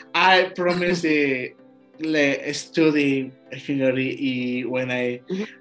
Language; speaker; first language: English; non-native, learner; Spanish